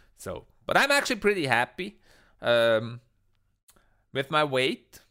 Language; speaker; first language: English; non-native, fluent; Swiss German